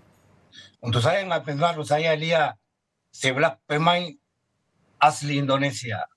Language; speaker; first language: Indonesian; non-native, fluent; Spanish